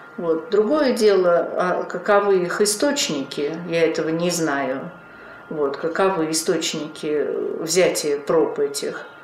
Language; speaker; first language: Russian; native; Russian